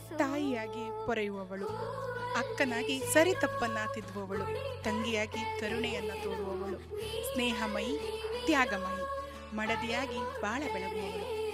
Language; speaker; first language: Kannada; native; Kannada